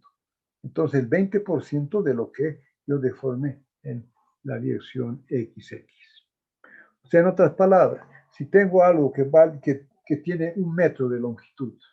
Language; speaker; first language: Spanish; native; Spanish